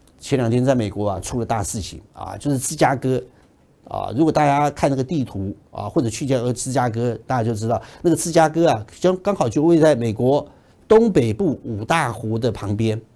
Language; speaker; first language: Chinese; native; Chinese